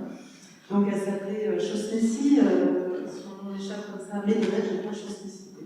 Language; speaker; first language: French; native; French